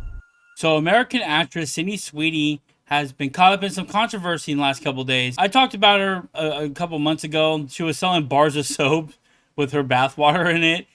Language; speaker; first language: English; native; English